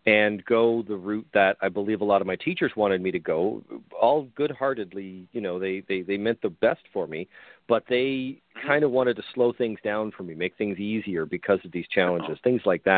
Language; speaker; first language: English; native; English